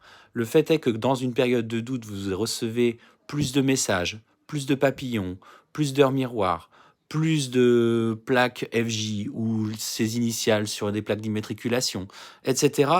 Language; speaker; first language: French; native; French